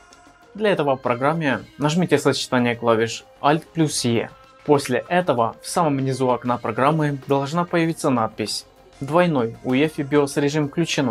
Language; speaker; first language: Russian; native; Russian